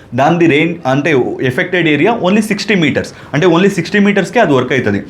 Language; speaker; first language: Telugu; non-native, local second language; Kannada